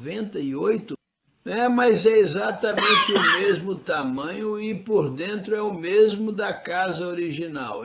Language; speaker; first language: Portuguese; non-native, fluent; English